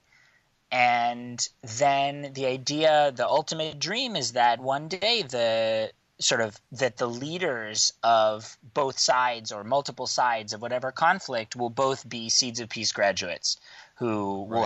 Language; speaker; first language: English; native; English